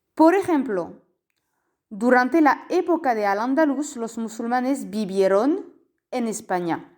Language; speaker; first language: Spanish; non-native, fluent; French